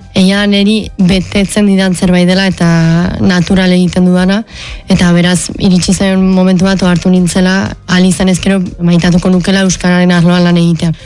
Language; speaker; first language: Basque; native; Basque